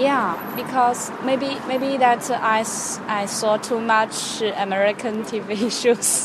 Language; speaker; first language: English; non-native, fluent; Chinese